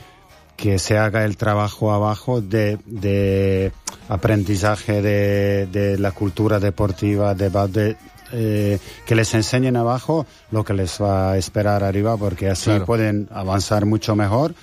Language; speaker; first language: Spanish; non-native, fluent; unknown